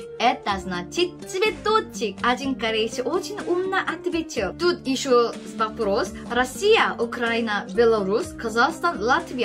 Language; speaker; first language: Russian; non-native, fluent; Korean